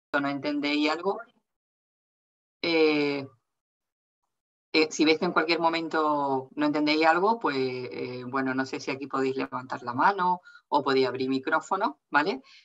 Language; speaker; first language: Spanish; native; Spanish